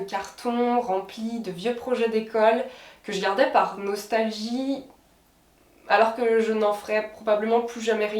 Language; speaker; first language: French; native; French